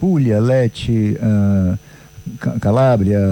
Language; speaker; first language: Italian; non-native, learner; Portuguese